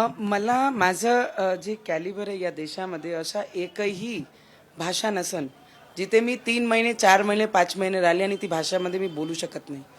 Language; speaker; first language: Marathi; non-native, local second language; Punjabi